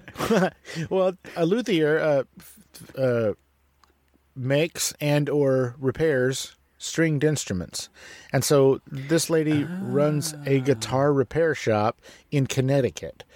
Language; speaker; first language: English; native; English